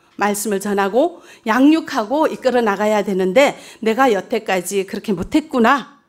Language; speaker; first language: Korean; early bilingual, heritage; Korean